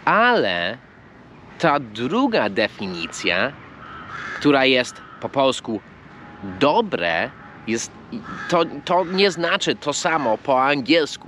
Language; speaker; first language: Polish; non-native, fluent; English